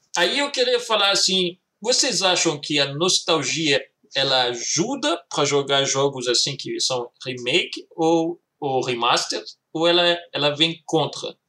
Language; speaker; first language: Portuguese; early bilingual, heritage; Portuguese